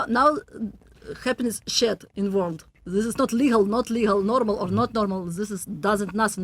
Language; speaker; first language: English; non-native, learner; Russian